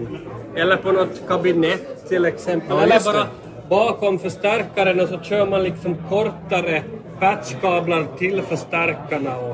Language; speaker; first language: Swedish; native; Swedish